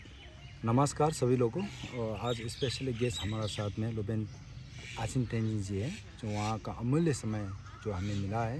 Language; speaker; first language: Hindi; non-native, local second language; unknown